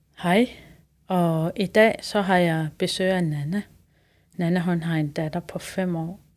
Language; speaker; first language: Danish; non-native, local second language; Kalaallisut